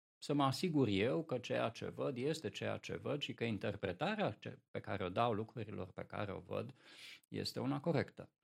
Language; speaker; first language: Romanian; non-native, local second language; Hungarian